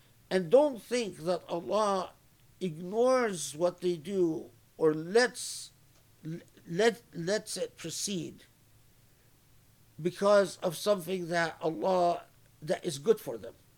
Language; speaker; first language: English; non-native, fluent; Arabic